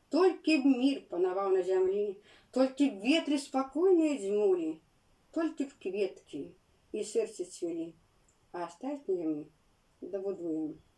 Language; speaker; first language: Belarusian; native; Belarusian